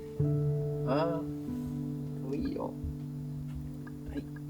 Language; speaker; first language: Japanese; non-native, learner; Dutch